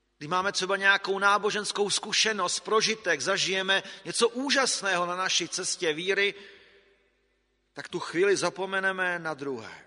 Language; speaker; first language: Czech; native; Czech